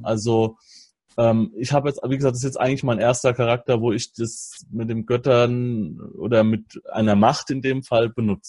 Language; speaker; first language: German; native; German